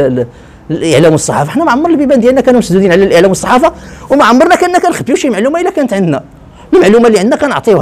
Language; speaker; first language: Arabic; native; Arabic